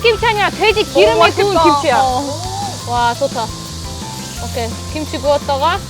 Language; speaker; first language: Korean; non-native, fluent; German